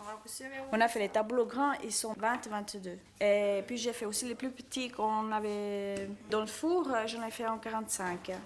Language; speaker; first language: French; non-native, learner; Italian